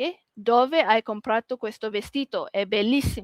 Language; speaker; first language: Italian; non-native, fluent; Malay